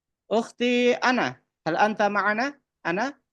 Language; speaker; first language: Arabic; non-native, fluent; Indonesian